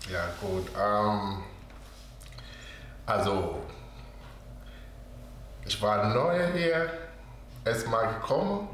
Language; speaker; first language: German; non-native, learner; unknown